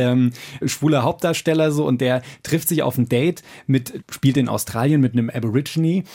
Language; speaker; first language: German; native; German